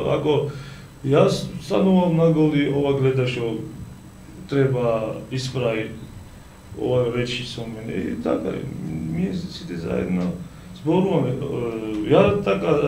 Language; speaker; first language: Macedonian; non-native, learner; Georgian